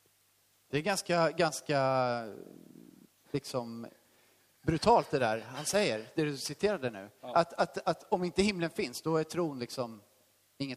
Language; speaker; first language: Swedish; native; Swedish